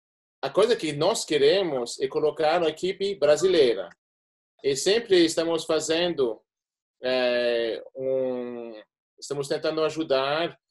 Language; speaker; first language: Portuguese; non-native, fluent; English